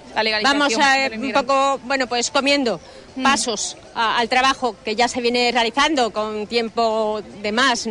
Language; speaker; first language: Spanish; native; Spanish